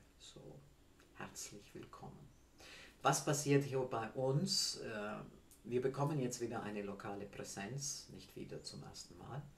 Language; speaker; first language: German; non-native, fluent; English